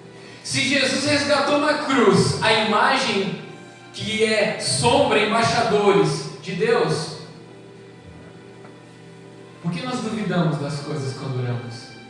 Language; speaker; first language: Portuguese; native; Portuguese